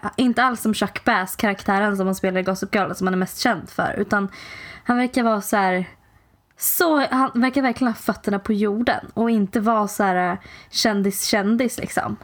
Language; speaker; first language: Swedish; native; Swedish